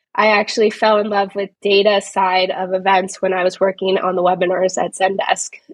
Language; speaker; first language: English; native; English